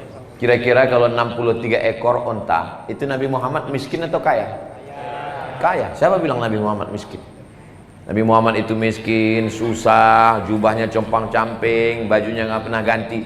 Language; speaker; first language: Malay; native; Malay